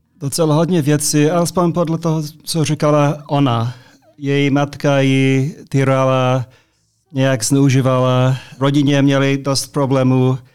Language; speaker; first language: Czech; non-native, fluent; English